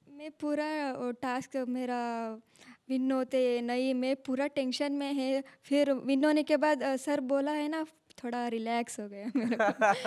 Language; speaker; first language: Hindi; non-native, local second language; Kannada